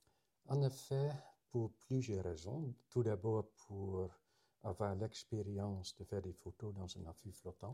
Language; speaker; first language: French; non-native, fluent; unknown